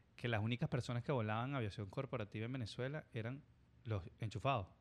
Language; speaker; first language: Spanish; native; Spanish